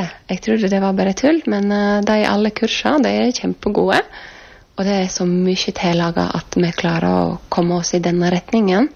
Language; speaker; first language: Norwegian; non-native, fluent; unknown